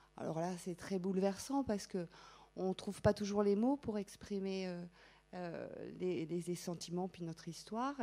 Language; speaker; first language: French; native; French